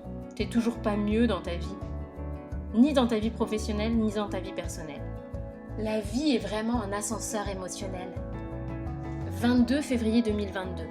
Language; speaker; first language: French; native; French